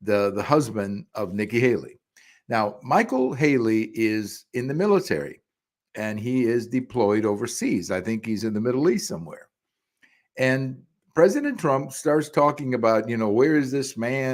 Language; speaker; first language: English; early bilingual, other home language; Spanish